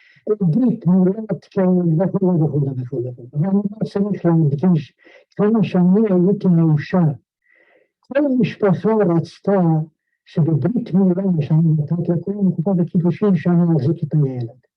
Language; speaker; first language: Hebrew; non-native, fluent; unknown